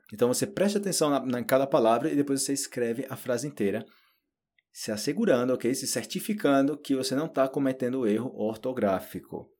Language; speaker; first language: Portuguese; native; Portuguese